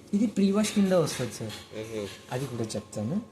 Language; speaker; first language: Telugu; non-native, local second language; Kannada